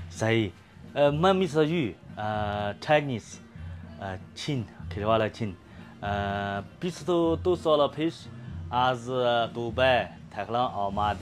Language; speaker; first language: Persian; non-native, learner; Chinese